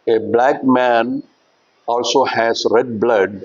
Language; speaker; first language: English; non-native, local second language; Malayalam